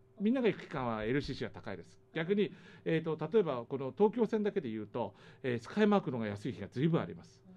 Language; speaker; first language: Japanese; native; Japanese